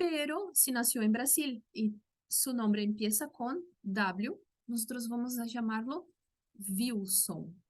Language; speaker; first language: Spanish; non-native, local second language; Portuguese